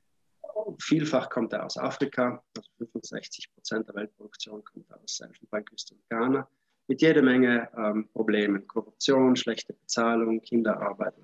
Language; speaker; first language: German; native; German